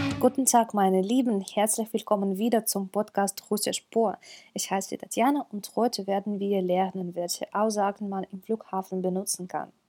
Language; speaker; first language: German; non-native, fluent; Russian